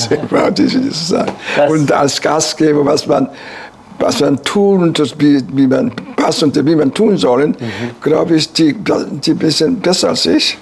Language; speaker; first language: German; non-native, fluent; Korean